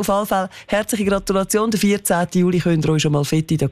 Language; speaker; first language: German; native; German